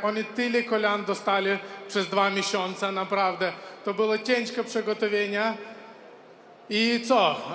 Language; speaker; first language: Polish; non-native, learner; Russian